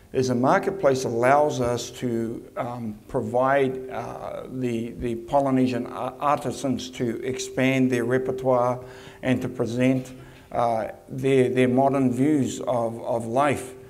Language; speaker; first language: English; native; English